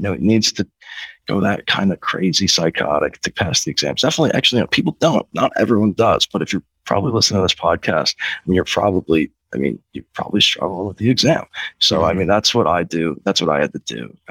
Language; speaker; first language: English; native; English